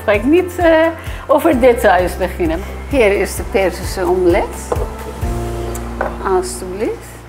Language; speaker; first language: Dutch; non-native, fluent; Persian